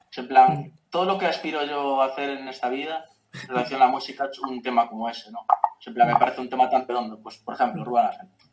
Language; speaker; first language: Spanish; native; Spanish